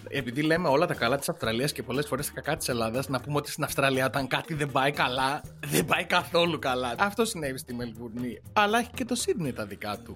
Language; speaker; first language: Greek; native; Greek